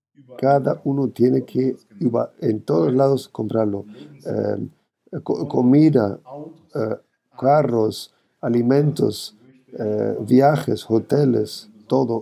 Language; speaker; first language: Spanish; non-native, fluent; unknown